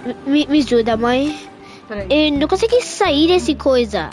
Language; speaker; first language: Portuguese; early bilingual, heritage; Portuguese